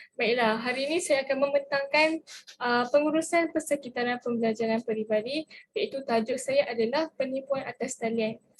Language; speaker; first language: Malay; native; Malay